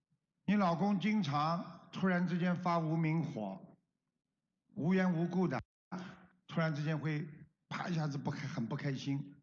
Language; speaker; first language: Chinese; native; Chinese